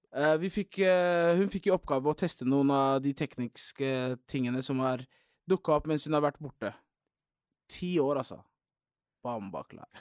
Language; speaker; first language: Norwegian; native; Norwegian